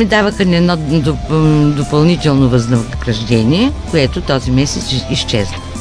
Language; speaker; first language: Bulgarian; native; Bulgarian